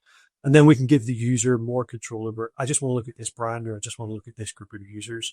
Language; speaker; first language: English; native; English